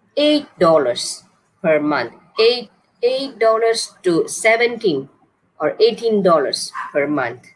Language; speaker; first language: English; non-native, local second language; Tamil